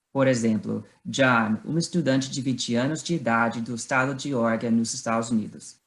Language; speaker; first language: Portuguese; non-native, fluent; English